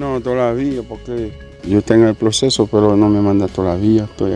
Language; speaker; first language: Spanish; non-native, learner; Haitian Creole